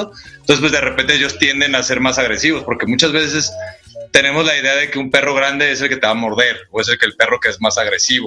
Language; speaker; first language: Spanish; native; Spanish